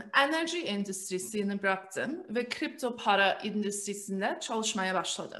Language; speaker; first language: Turkish; early bilingual, heritage; Turkish